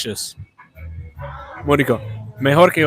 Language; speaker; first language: Spanish; non-native, learner; English